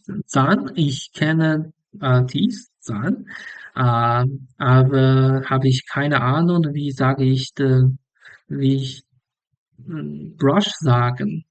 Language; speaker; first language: German; non-native, learner; English